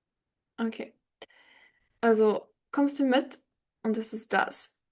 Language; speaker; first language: German; non-native, fluent; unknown